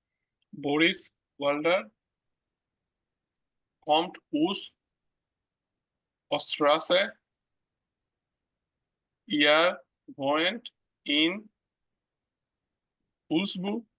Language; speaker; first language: German; non-native, learner; Bangla